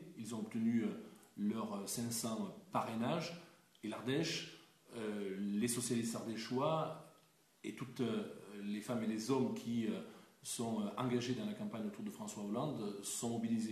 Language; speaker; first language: French; native; French